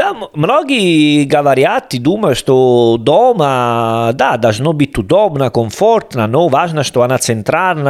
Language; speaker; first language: Russian; non-native, learner; Italian